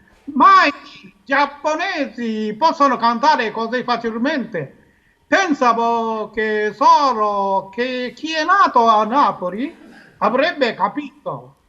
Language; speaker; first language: Italian; non-native, learner; Japanese